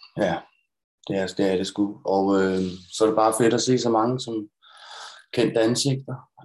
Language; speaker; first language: Danish; native; Danish